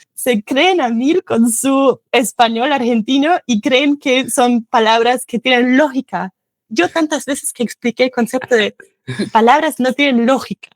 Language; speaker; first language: Spanish; non-native, fluent; German